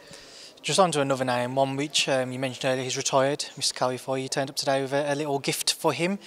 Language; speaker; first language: English; native; English